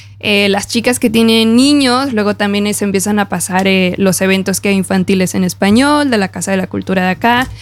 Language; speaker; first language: Spanish; native; Spanish